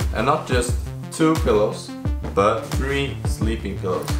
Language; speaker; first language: English; non-native, fluent; Swedish